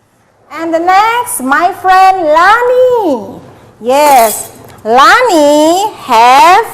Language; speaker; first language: English; non-native, learner; Indonesian